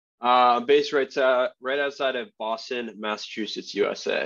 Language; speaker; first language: English; native; English